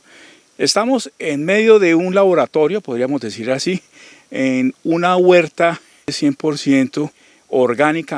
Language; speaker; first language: Spanish; native; Spanish